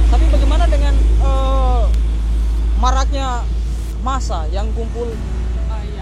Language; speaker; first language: Indonesian; native; Indonesian